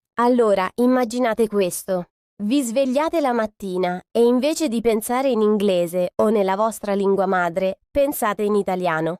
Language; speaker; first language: Italian; non-native, fluent; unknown